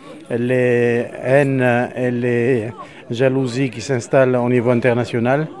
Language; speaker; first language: French; native; French